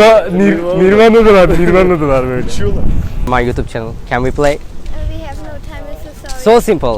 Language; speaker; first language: English; non-native, learner; Turkish